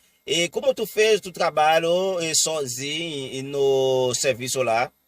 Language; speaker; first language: Portuguese; non-native, learner; Haitian Creole